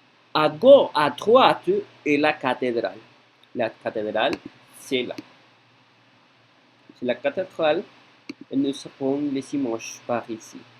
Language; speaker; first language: French; non-native, learner; Spanish